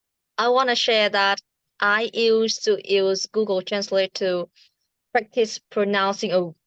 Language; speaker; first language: English; non-native, learner; Vietnamese